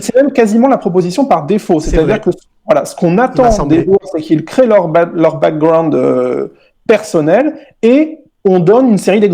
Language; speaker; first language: French; native; French